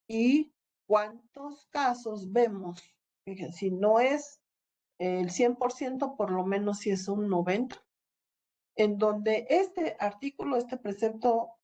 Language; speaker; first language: Spanish; native; Spanish